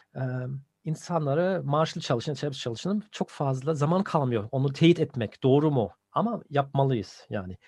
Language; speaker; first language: Turkish; non-native, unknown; German